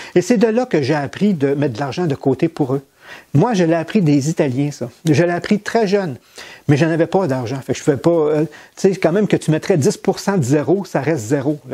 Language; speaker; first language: French; native; French